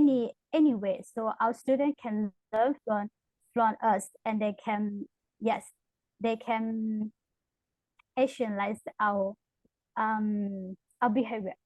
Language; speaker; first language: English; non-native, learner; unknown